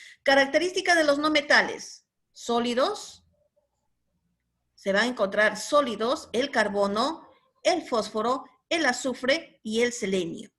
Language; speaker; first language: Spanish; native; Spanish